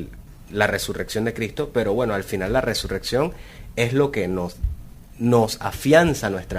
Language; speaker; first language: Spanish; native; Spanish